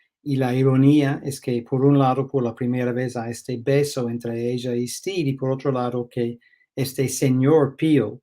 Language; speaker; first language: Spanish; non-native, fluent; English